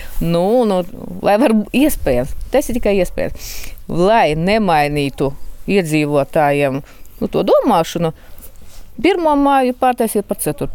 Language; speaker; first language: Latvian; native; Latvian